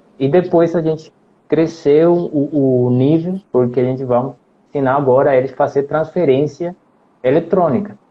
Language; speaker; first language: Portuguese; non-native, fluent; Spanish